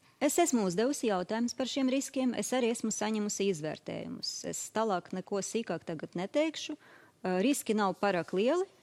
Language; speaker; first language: Latvian; native; Latvian